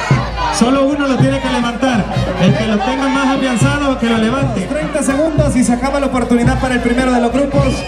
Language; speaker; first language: Spanish; native; Spanish